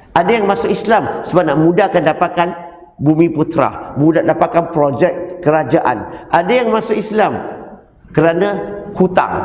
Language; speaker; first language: Malay; non-native, local second language; Chinese